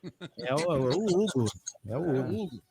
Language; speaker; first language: Portuguese; native; Portuguese